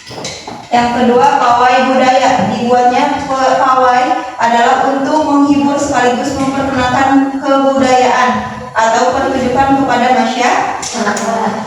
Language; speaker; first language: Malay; non-native, local second language; Sundanese